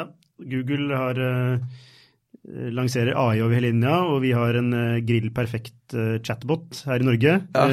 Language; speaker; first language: Norwegian; native; Norwegian